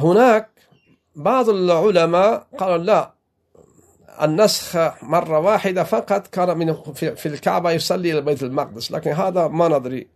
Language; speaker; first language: Arabic; non-native, fluent; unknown